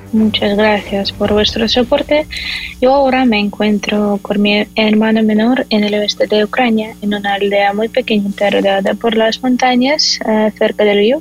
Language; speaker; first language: Spanish; non-native, fluent; Ukrainian